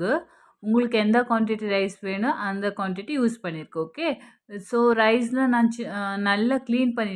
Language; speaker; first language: Tamil; non-native, learner; Kannada